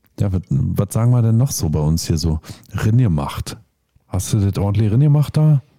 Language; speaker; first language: German; native; German